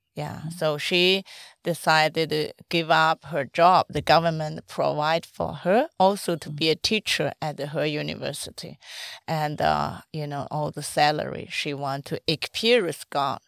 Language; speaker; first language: English; non-native, fluent; Chinese